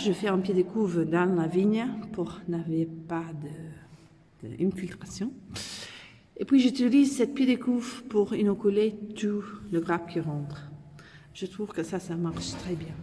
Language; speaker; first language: French; non-native, learner; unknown